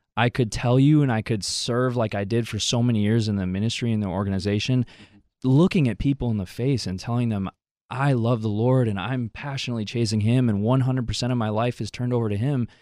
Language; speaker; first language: English; native; English